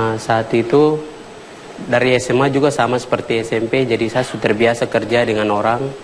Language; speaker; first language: Indonesian; non-native, local second language; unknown